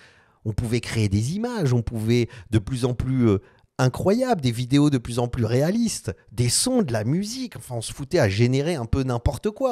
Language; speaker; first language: French; native; French